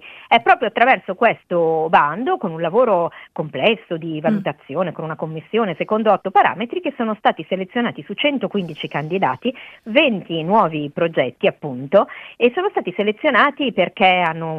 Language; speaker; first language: Italian; native; Italian